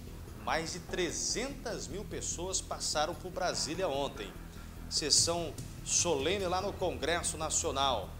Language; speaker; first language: Portuguese; native; Portuguese